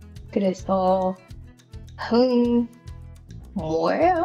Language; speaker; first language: Korean; non-native, learner; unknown